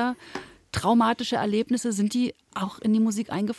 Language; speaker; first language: German; native; German